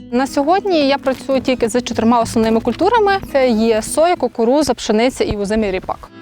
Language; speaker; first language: Ukrainian; native; Ukrainian